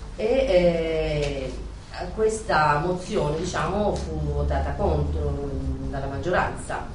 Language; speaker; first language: Italian; non-native, fluent; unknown